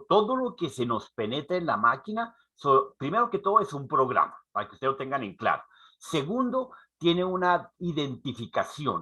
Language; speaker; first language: Spanish; native; Spanish